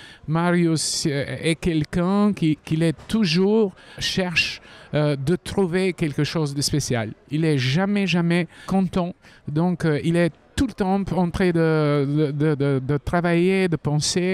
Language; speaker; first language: French; non-native, fluent; Albanian